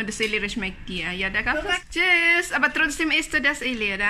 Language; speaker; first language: German; non-native, learner; Cebuano